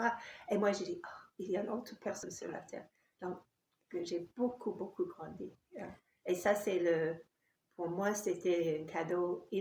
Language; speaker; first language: French; non-native, fluent; English